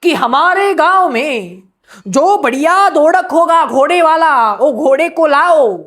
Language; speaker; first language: Hindi; non-native, local second language; Marathi